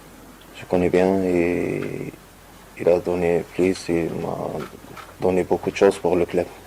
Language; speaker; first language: French; non-native, learner; Arabic